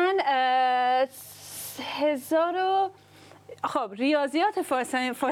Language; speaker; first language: Persian; early bilingual, other home language; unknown